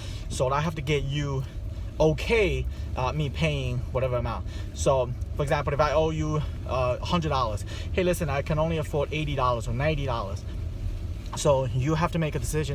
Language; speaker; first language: English; non-native, fluent; Chinese